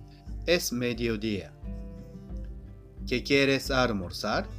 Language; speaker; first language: Spanish; non-native, fluent; Japanese